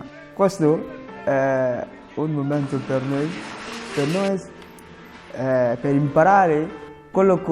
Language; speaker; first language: Italian; non-native, learner; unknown